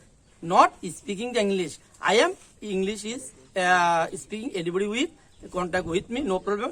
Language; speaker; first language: English; non-native, learner; Bangla